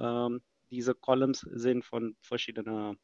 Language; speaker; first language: German; non-native, fluent; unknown